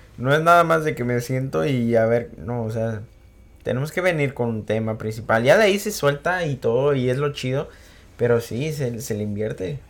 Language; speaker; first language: Spanish; early bilingual, heritage; Spanish